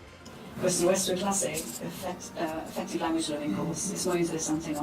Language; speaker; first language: Spanish; non-native, learner; Japanese